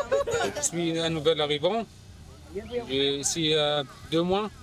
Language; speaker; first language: French; non-native, learner; Arabic